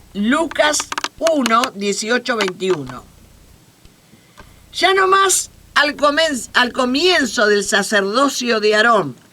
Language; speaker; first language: Spanish; native; Spanish